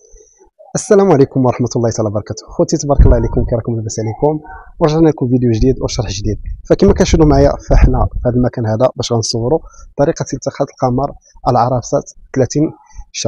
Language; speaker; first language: Arabic; native; Arabic